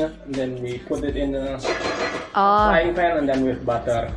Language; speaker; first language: English; non-native, fluent; Indonesian